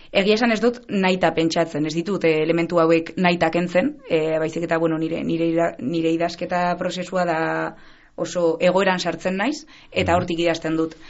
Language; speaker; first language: Basque; non-native, local second language; Spanish